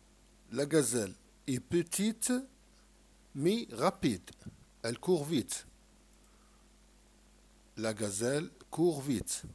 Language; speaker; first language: French; non-native, local second language; Arabic